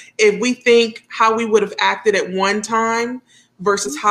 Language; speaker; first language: English; native; English